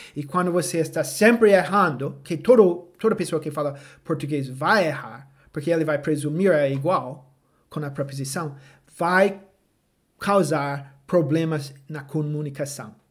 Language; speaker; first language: Portuguese; non-native, fluent; English